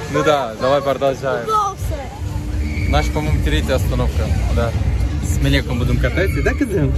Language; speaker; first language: Russian; non-native, learner; Turkish